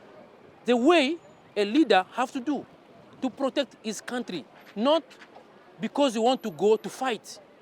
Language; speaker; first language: English; non-native, learner; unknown